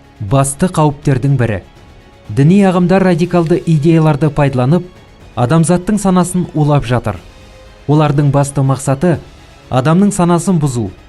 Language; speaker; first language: Kazakh; native; Kazakh